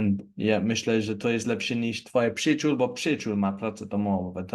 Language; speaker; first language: Polish; non-native, learner; English